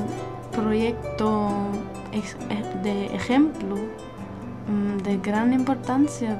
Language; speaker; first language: Spanish; non-native, learner; German